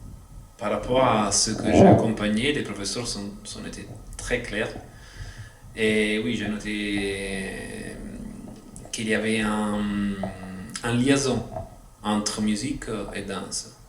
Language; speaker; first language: French; non-native, fluent; Italian